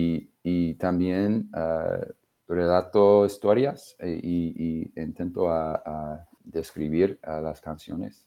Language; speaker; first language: Spanish; non-native, fluent; English